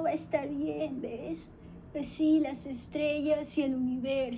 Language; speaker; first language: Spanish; non-native, fluent; English